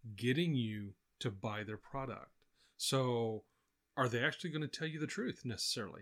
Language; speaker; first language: English; native; English